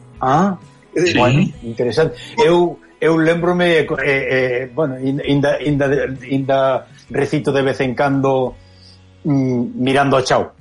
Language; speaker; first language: Galician; native; Galician